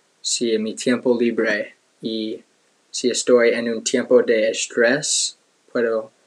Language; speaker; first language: Spanish; non-native, learner; English